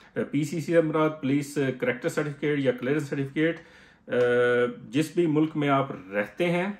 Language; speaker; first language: Urdu; native; Urdu